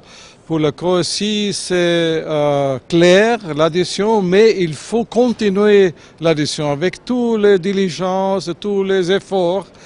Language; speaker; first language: French; non-native, fluent; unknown